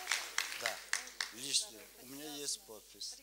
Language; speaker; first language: Russian; non-native, local second language; Azerbaijani